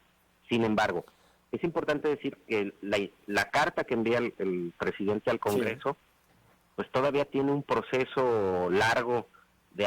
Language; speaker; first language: Spanish; native; Spanish